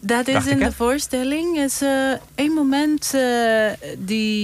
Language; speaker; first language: Dutch; non-native, fluent; Turkish